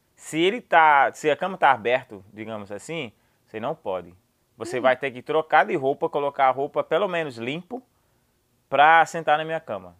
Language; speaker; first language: Portuguese; non-native, fluent; English